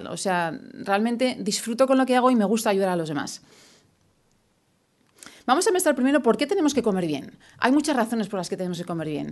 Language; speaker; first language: Spanish; native; Spanish